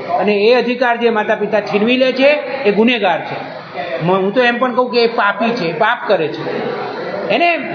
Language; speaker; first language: Gujarati; native; Gujarati